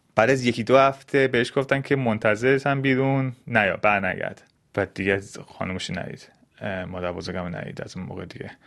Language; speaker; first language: Persian; early bilingual, heritage; Persian